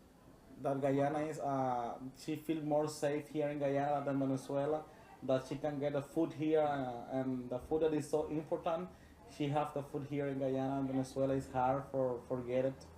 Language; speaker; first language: English; non-native, learner; Spanish